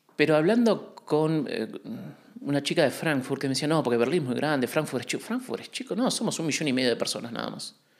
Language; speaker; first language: Spanish; native; Spanish